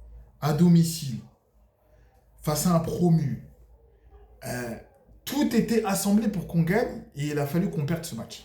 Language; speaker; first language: French; native; French